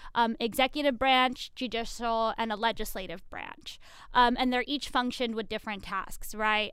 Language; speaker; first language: English; native; English